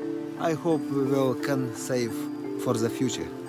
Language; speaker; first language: English; non-native, learner; Russian